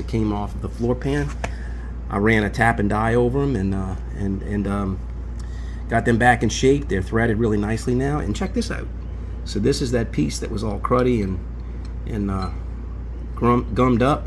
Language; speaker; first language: English; native; English